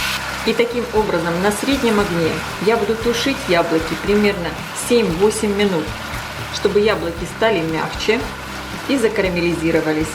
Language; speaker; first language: Russian; native; Russian